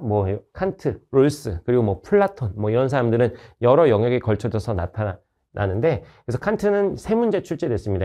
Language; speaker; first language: Korean; native; Korean